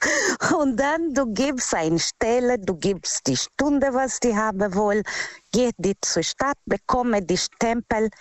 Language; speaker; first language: German; non-native, fluent; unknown